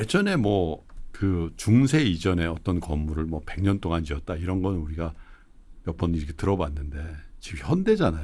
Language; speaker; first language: Korean; native; Korean